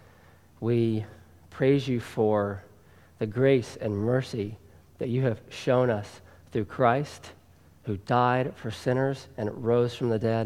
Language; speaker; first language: English; native; English